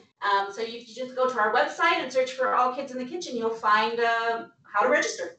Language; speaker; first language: English; native; English